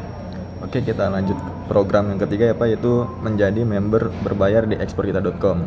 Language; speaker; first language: Indonesian; native; Indonesian